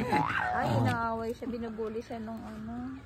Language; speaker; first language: Filipino; native; Filipino